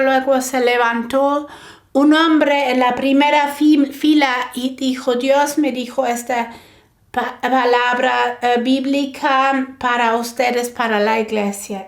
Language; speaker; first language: Spanish; non-native, fluent; German